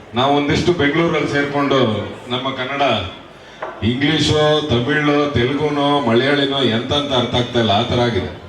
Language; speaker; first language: Kannada; native; Kannada